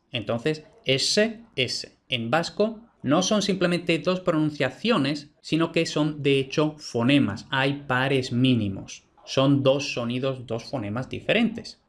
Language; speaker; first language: Spanish; native; Spanish